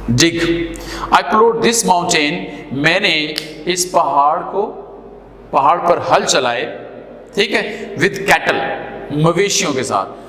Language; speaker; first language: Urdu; non-native, local second language; Punjabi